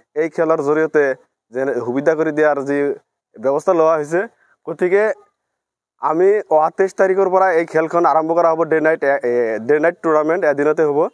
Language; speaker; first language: Assamese; non-native, local second language; Bangla